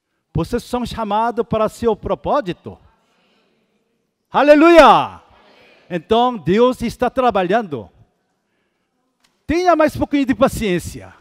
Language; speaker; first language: Portuguese; non-native, fluent; Korean